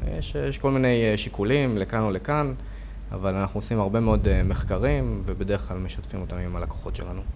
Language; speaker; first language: Hebrew; native; Hebrew